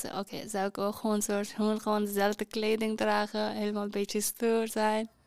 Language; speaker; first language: Dutch; non-native, learner; Persian